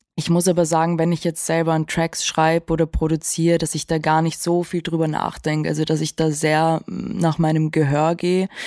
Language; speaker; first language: German; native; German